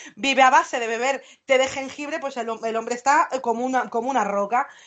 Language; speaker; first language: Spanish; non-native, fluent; English